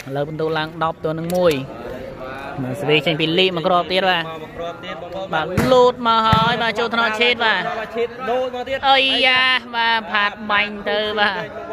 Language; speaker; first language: Khmer; native; Khmer